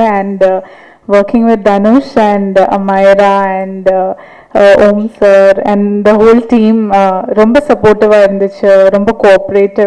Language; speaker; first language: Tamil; non-native, learner; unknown